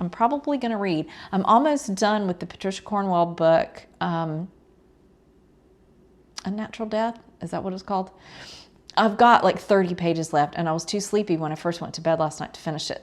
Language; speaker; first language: English; native; English